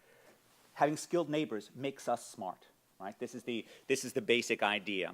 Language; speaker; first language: English; native; English